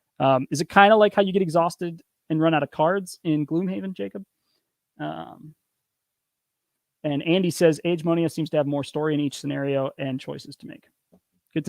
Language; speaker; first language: English; native; English